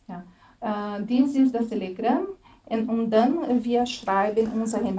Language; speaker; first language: German; non-native, fluent; Portuguese